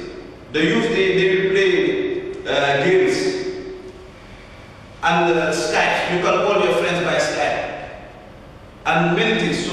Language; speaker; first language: English; non-native, learner; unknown